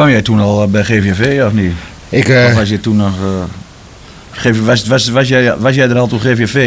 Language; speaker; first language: Dutch; native; Dutch